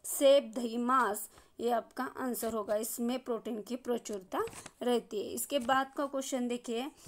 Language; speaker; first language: Hindi; non-native, local second language; Marathi